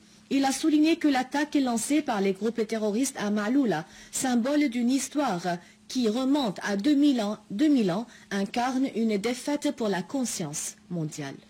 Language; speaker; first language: French; non-native, fluent; Arabic